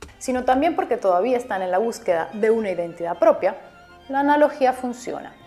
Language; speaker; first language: Spanish; native; Spanish